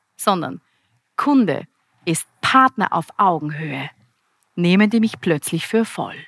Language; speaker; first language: German; native; German